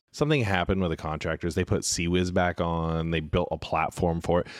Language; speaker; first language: English; native; English